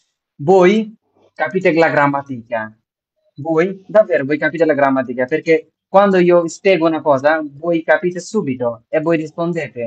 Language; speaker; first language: Italian; non-native, fluent; Bangla